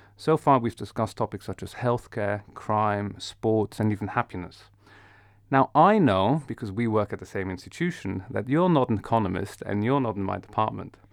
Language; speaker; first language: English; non-native, fluent; Dutch